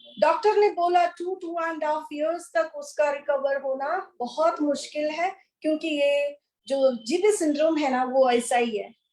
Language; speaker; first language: Hindi; non-native, local second language; Kannada